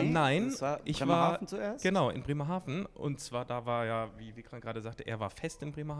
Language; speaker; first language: German; native; German